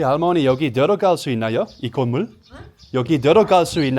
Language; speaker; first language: Korean; non-native, learner; Dutch